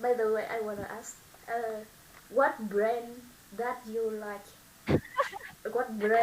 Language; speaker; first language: English; non-native, learner; Vietnamese